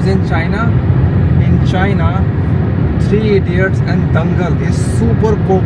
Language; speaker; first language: English; non-native, local second language; Hindi